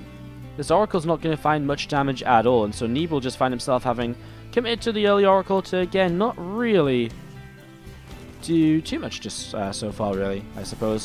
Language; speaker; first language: English; native; English